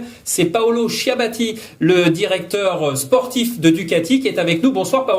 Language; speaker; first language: French; native; French